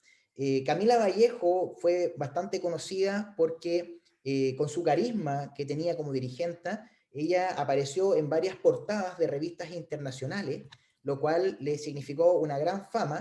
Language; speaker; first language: Spanish; native; Spanish